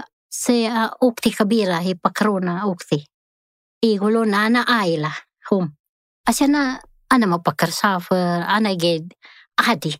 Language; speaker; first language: Arabic; non-native, learner; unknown